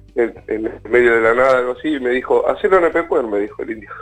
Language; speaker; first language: Spanish; native; Spanish